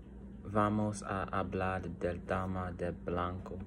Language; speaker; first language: Spanish; non-native, learner; English